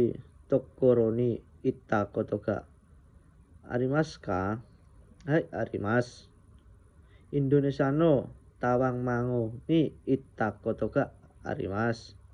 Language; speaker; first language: Japanese; non-native, learner; Indonesian